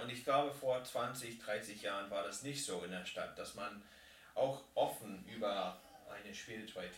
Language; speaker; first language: German; non-native, fluent; English